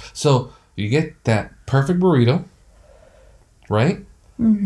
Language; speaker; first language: English; early bilingual, other home language; Spanish